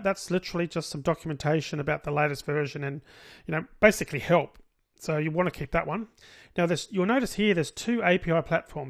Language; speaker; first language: English; native; English